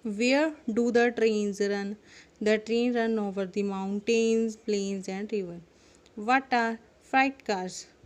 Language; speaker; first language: English; non-native, local second language; Punjabi